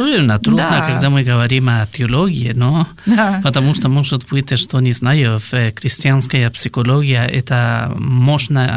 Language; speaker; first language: Russian; non-native, fluent; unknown